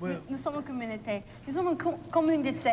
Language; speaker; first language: French; non-native, learner; English